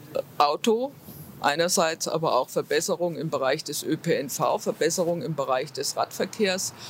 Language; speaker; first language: German; native; German